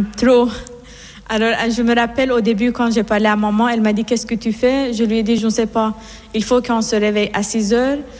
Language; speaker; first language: French; non-native, fluent; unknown